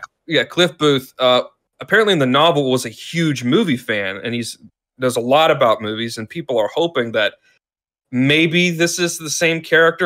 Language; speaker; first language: English; native; English